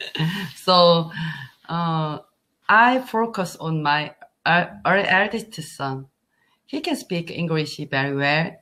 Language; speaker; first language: English; non-native, learner; Korean